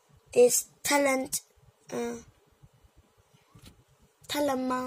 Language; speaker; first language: English; non-native, learner; Vietnamese